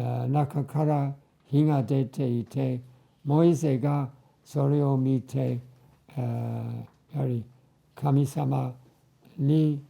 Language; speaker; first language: Japanese; non-native, fluent; English